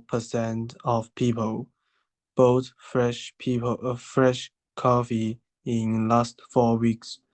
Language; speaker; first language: English; non-native, learner; Chinese